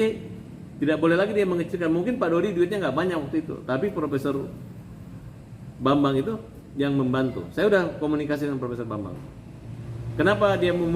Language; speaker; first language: Indonesian; native; Indonesian